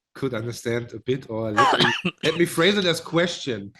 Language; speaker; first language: English; non-native, fluent; German